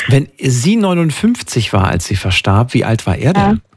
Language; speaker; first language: German; native; German